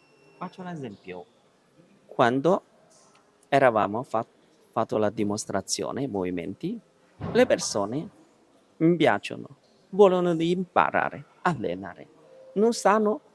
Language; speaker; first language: Italian; non-native, learner; Chinese